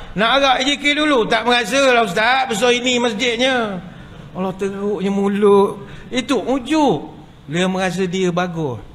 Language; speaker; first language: Malay; native; Malay